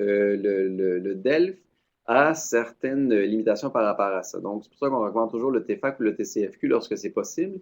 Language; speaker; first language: French; native; French